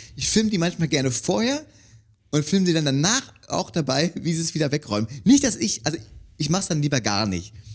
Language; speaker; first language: German; native; German